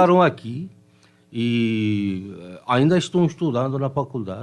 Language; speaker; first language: Portuguese; non-native, fluent; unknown